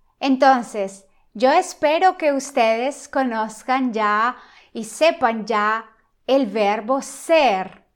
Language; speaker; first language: Spanish; non-native, fluent; Italian